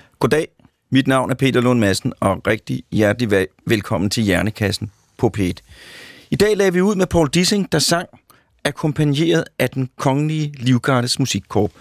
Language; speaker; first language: Danish; native; Danish